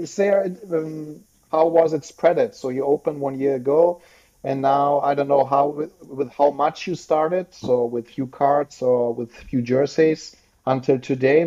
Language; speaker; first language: English; non-native, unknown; German